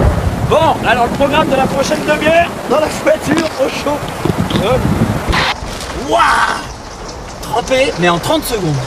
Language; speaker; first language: French; native; French